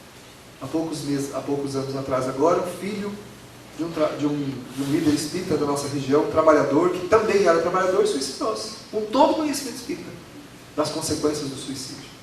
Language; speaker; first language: Portuguese; native; Portuguese